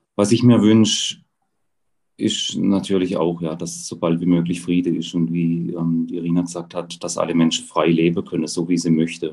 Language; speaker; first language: German; native; German